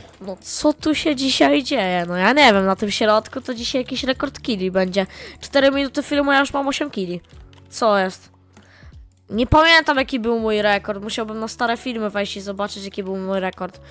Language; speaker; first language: Polish; native; Polish